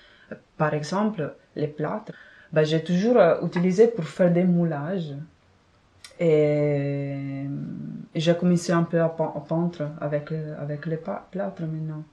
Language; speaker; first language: French; non-native, fluent; Italian